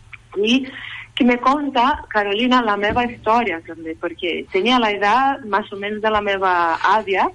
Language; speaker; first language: Catalan; non-native, fluent; Portuguese